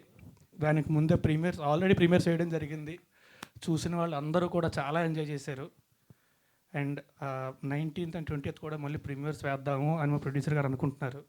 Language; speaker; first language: Telugu; native; Telugu